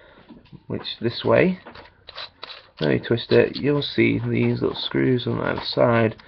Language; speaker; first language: English; native; English